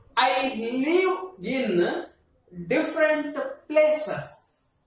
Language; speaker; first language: English; non-native, local second language; Kannada